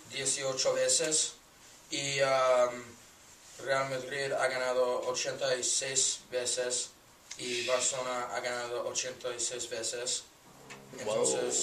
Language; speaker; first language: Spanish; non-native, learner; English